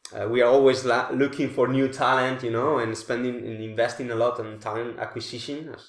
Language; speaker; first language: English; non-native, fluent; Spanish